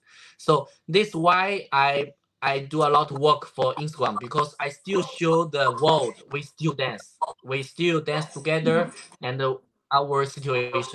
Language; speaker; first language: English; non-native, learner; Chinese